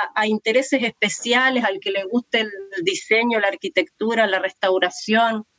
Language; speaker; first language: Spanish; native; Spanish